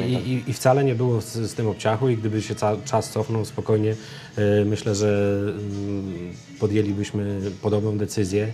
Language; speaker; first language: Polish; native; Polish